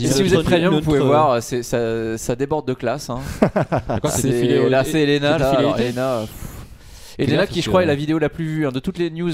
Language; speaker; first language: French; native; French